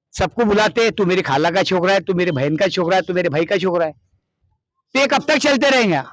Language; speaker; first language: Urdu; native; Urdu